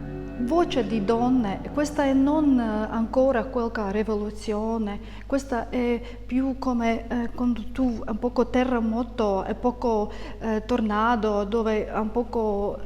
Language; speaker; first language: Italian; non-native, learner; Latvian